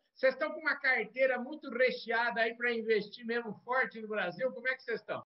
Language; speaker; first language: Portuguese; native; Portuguese